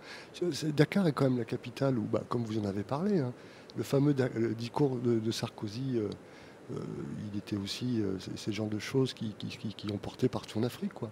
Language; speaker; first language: French; native; French